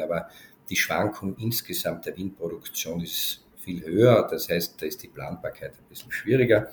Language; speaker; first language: German; native; German